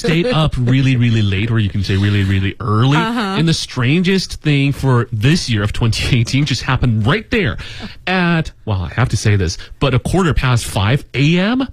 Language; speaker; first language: English; native; English